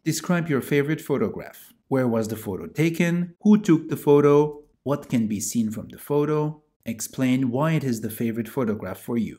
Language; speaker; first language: English; non-native, fluent; Turkish